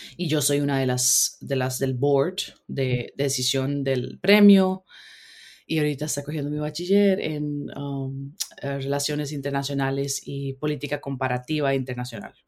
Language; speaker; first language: Spanish; early bilingual, heritage; Spanish